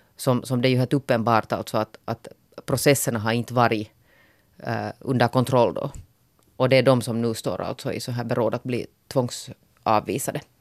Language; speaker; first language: Swedish; native; Swedish